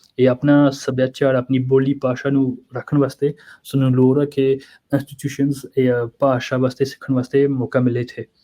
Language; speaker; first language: Punjabi; early bilingual, heritage; Punjabi